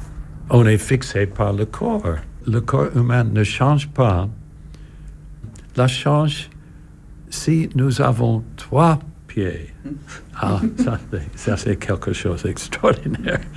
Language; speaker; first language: French; non-native, learner; English